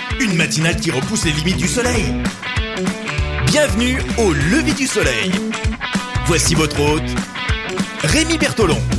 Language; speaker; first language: French; native; French